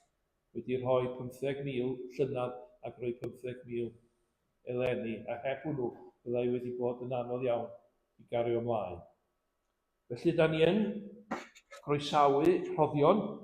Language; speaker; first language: Welsh; native; Welsh